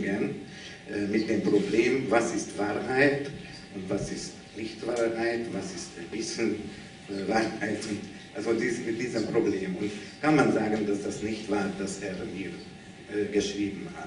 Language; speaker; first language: German; non-native, learner; Hungarian